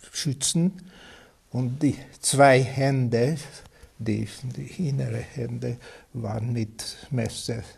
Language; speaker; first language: German; non-native, fluent; Hungarian